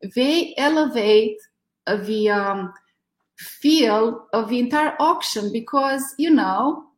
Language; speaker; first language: English; non-native, fluent; Romanian